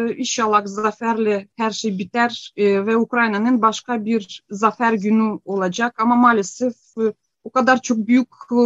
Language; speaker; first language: Turkish; non-native, fluent; Ukrainian